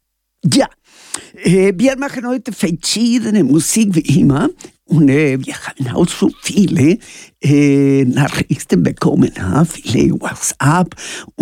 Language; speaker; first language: German; non-native, learner; Spanish